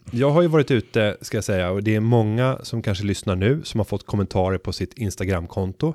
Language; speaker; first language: Swedish; native; Swedish